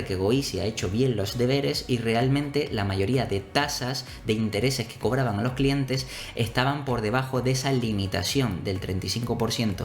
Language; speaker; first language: Spanish; native; Spanish